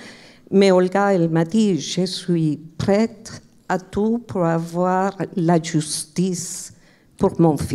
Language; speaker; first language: French; non-native, fluent; Spanish